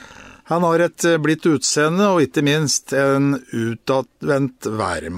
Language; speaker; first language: Norwegian; native; Norwegian